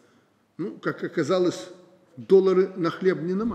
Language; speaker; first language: Russian; native; Russian